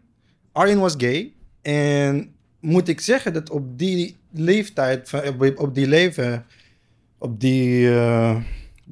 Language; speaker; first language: Dutch; non-native, learner; Arabic